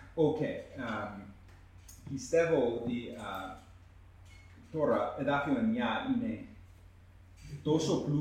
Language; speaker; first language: Greek; non-native, fluent; English